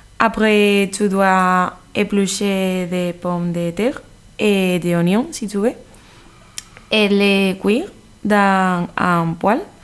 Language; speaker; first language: French; non-native, learner; Spanish